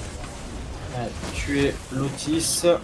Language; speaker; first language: French; native; French